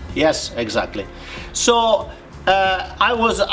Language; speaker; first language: English; non-native, fluent; Italian